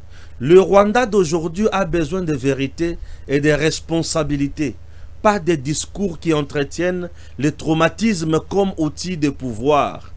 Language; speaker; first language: French; non-native, local second language; Lingala